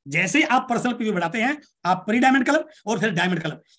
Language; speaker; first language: Hindi; native; Hindi